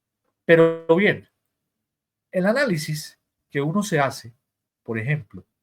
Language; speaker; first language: Spanish; native; Spanish